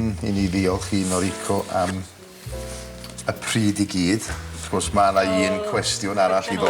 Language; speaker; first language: Welsh; native; Welsh